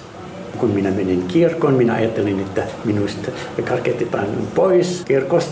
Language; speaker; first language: Finnish; non-native, learner; Arabic